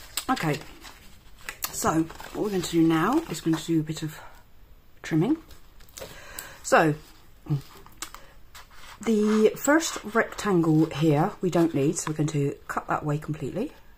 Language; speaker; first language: English; native; English